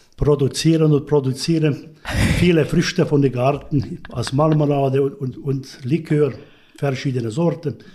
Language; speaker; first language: German; non-native, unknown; Hungarian